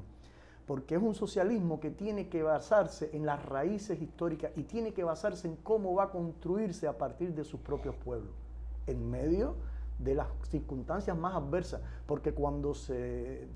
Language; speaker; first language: Spanish; native; Spanish